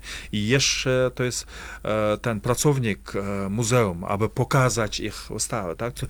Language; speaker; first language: Polish; non-native, fluent; Kazakh